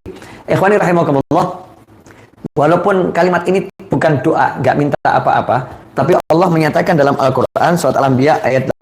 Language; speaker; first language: Indonesian; native; Indonesian